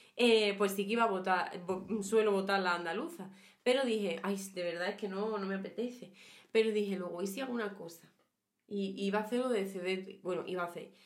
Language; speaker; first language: Spanish; native; Spanish